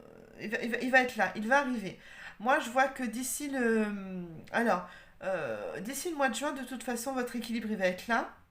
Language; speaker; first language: French; native; French